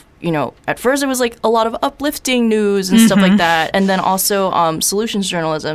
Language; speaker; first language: English; native; English